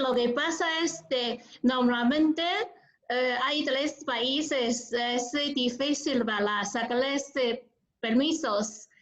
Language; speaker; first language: Spanish; non-native, learner; Chinese